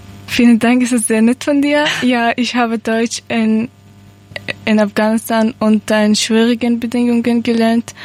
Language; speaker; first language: German; non-native, learner; Persian